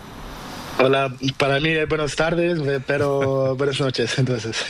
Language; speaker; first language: Spanish; non-native, learner; Portuguese